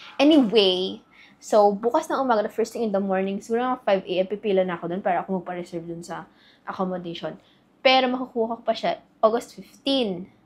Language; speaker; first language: Filipino; native; Filipino